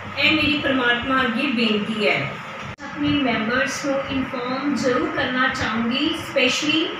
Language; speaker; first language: Hindi; non-native, local second language; Punjabi